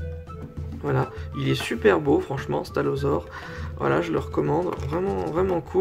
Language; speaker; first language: French; native; French